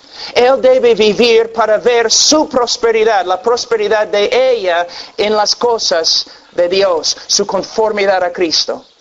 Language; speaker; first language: Spanish; non-native, fluent; English